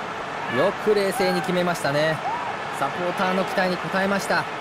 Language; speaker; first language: Japanese; native; Japanese